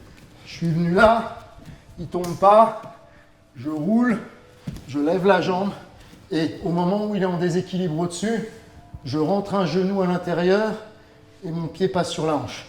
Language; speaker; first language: French; native; French